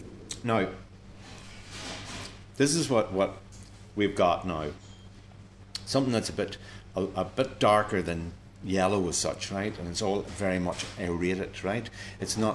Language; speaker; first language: English; native; English